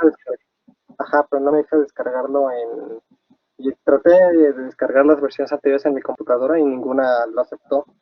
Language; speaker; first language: Spanish; native; Spanish